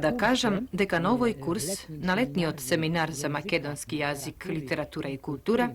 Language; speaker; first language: Macedonian; non-native, fluent; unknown